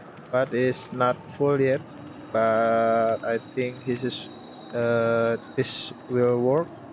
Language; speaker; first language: English; non-native, learner; Indonesian